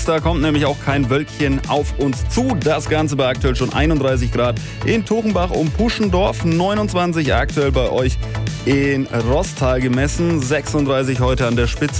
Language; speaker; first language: German; native; German